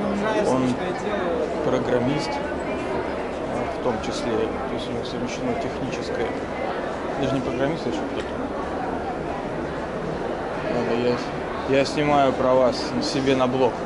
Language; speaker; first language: Russian; native; Russian